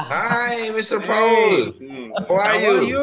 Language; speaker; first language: English; non-native, learner; Indonesian